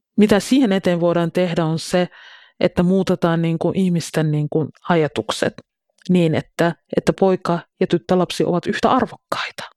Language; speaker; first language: Finnish; early bilingual, other home language; Somali